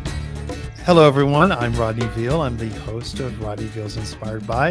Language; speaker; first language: English; native; English